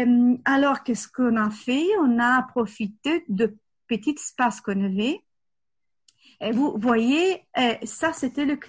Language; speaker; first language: French; non-native, fluent; Italian